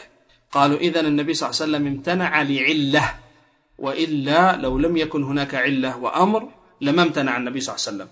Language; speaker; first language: Arabic; native; Arabic